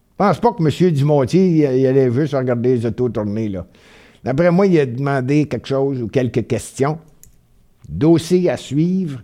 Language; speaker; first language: French; native; French